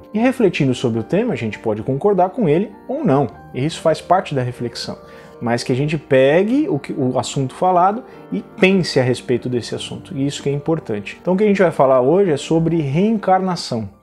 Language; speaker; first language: Portuguese; native; Portuguese